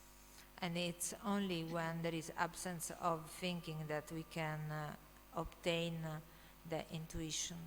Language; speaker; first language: English; non-native, fluent; Italian